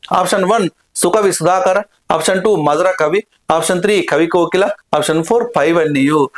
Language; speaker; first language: Telugu; native; Telugu